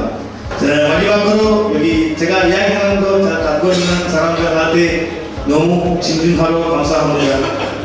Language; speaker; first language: Korean; non-native, learner; Sinhala